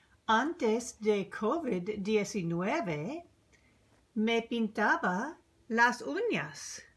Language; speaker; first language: Spanish; non-native, fluent; English